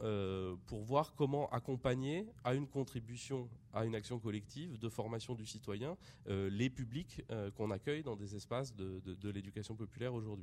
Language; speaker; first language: French; native; French